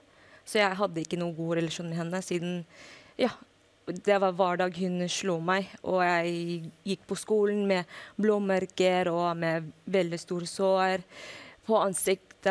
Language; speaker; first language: Norwegian; non-native, fluent; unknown